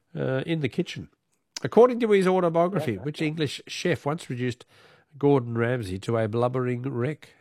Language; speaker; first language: English; native; English